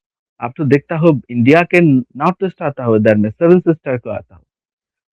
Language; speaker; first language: Hindi; non-native, learner; Bangla